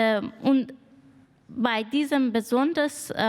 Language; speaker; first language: German; non-native, fluent; Persian